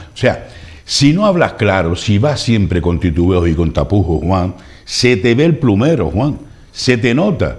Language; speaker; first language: Spanish; native; Spanish